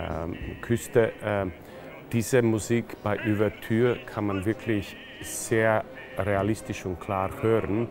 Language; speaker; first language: German; non-native, fluent; Latvian